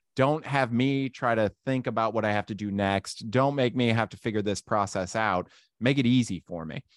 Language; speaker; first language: English; native; English